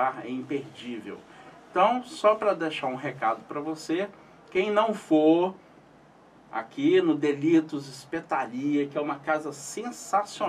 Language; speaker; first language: Portuguese; native; Portuguese